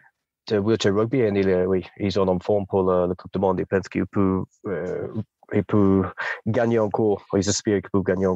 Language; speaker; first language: French; non-native, fluent; English